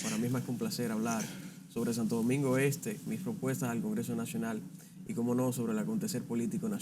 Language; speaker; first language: Spanish; native; Spanish